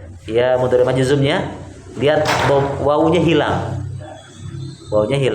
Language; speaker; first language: Indonesian; native; Indonesian